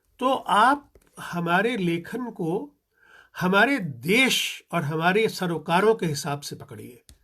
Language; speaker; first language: Hindi; non-native, local second language; Punjabi